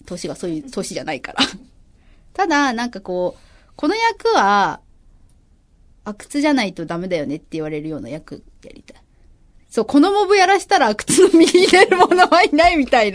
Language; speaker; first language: Japanese; native; Japanese